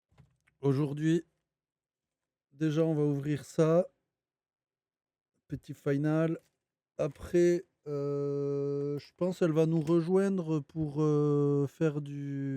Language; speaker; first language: French; native; French